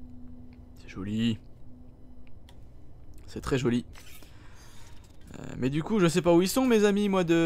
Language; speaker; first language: French; native; French